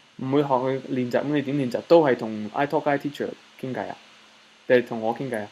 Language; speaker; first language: Cantonese; native; Cantonese